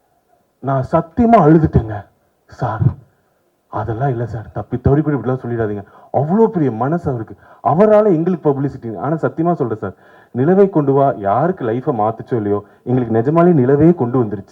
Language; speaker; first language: Tamil; native; Tamil